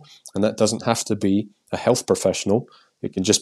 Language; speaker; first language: English; native; English